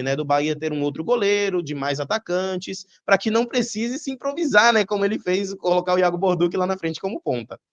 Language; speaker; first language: Portuguese; native; Portuguese